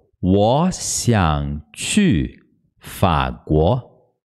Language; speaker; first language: Chinese; non-native, fluent; Portuguese